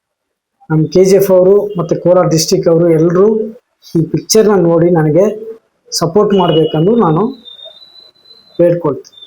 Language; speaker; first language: Kannada; non-native, local second language; Tamil